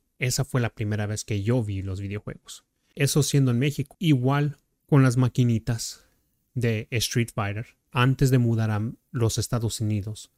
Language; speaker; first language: Spanish; early bilingual, heritage; Spanish